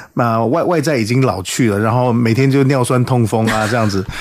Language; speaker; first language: Chinese; native; Chinese